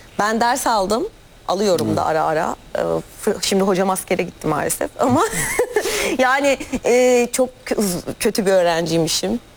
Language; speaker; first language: Turkish; native; Turkish